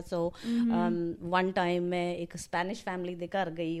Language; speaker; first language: English; non-native, local second language; Punjabi